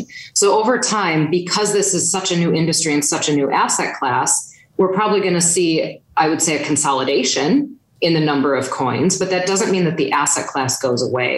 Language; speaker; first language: English; native; English